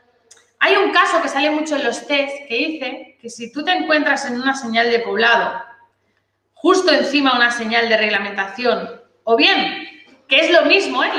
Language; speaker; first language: Spanish; native; Spanish